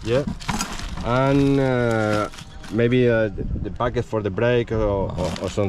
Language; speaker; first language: English; non-native, learner; Spanish